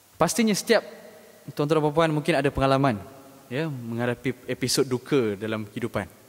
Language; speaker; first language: Malay; native; Malay